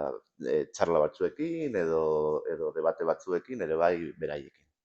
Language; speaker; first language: Basque; non-native, local second language; Spanish